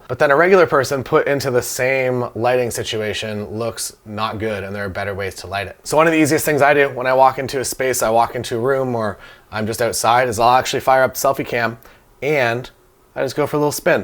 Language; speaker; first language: English; native; English